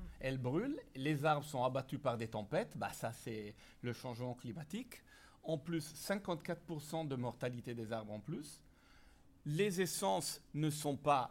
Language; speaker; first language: French; non-native, fluent; Italian